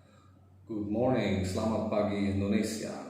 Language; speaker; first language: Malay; non-native, fluent; English